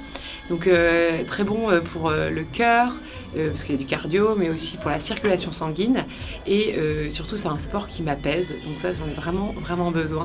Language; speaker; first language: French; native; French